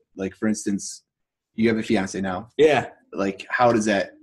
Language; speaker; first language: English; native; English